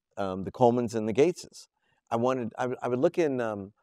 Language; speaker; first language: English; native; English